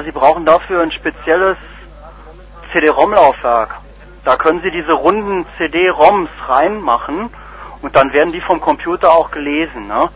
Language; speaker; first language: German; native; German